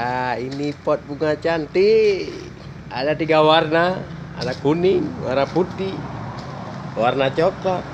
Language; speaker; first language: Indonesian; native; Indonesian